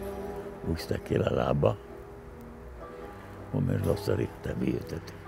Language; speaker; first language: Hebrew; non-native, fluent; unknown